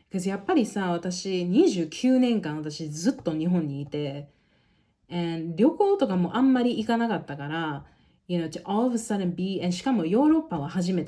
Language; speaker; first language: Japanese; non-native, local second language; English